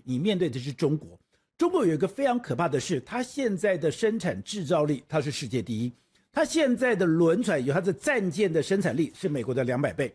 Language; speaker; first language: Chinese; native; Chinese